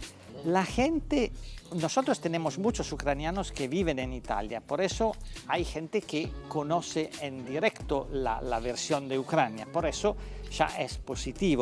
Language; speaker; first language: Spanish; non-native, fluent; Italian